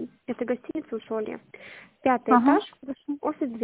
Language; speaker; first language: Russian; native; Russian